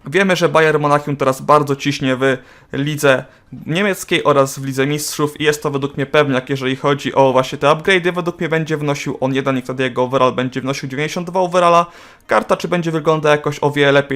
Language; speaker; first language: Polish; native; Polish